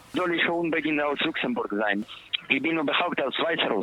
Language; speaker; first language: German; non-native, fluent; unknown